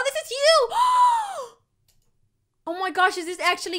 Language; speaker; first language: English; native; English